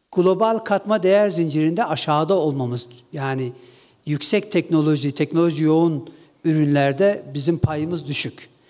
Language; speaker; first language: Turkish; non-native, local second language; Kurdish